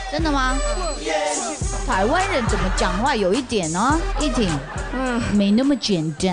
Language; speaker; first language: Chinese; native; Chinese